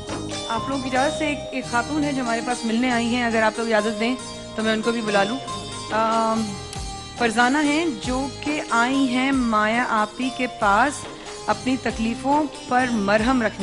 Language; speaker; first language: Urdu; native; Urdu